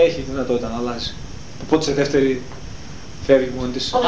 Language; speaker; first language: Greek; native; Greek